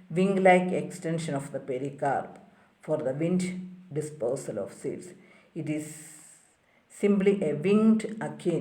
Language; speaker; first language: English; non-native, local second language; Malayalam